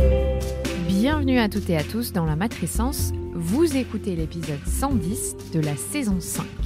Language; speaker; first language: French; native; French